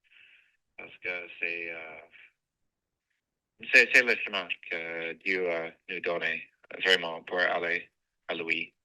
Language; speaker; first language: French; non-native, fluent; English